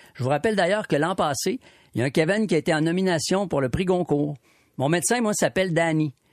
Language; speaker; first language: French; native; French